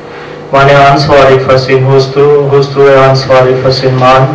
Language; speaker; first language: Swedish; non-native, fluent; Urdu